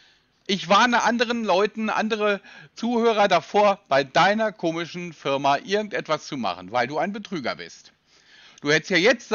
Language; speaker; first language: German; native; German